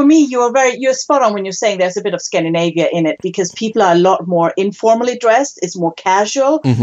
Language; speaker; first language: English; non-native, fluent; Danish